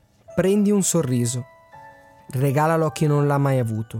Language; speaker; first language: Italian; native; Italian